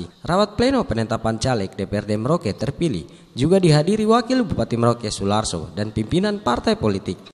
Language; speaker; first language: Indonesian; native; Indonesian